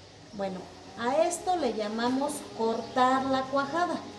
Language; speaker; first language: Spanish; native; Spanish